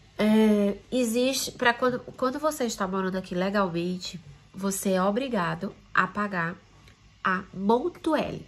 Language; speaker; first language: Portuguese; native; Portuguese